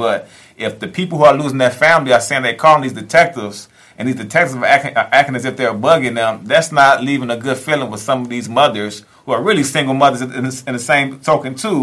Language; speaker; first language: English; native; English